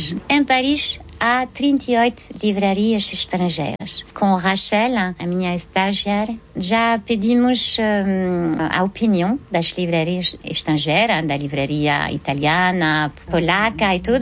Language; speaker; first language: Portuguese; non-native, fluent; French